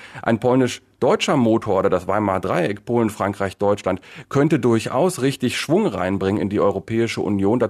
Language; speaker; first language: German; native; German